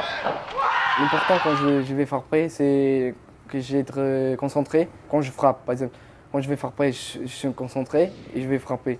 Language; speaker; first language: French; non-native, fluent; Portuguese